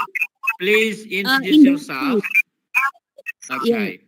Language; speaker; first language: English; non-native, fluent; Indonesian